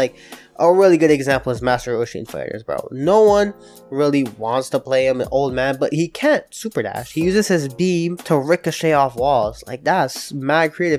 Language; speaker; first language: English; native; English